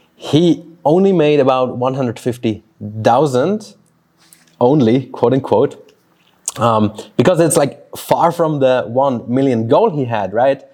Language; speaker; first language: English; non-native, fluent; Swiss German